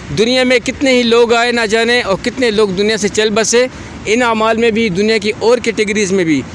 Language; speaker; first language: Urdu; non-native, local second language; Pashto